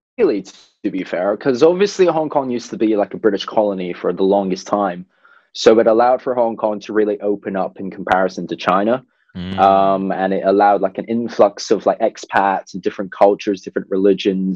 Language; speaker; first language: English; non-native, local second language; Cantonese